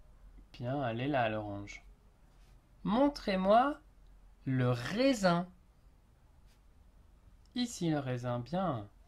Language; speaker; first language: French; native; French